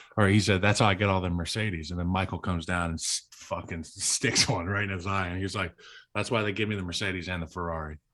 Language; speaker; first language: English; native; English